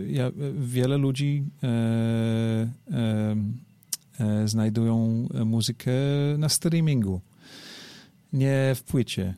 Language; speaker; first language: Polish; non-native, learner; English